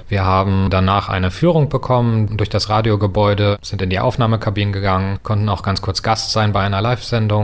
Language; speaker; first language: German; native; German